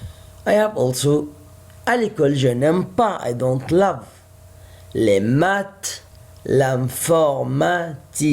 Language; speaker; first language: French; non-native, fluent; Arabic